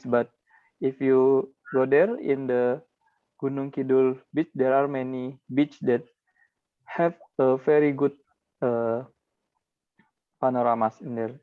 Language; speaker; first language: English; non-native, learner; Indonesian